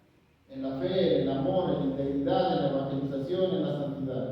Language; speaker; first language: Spanish; native; Spanish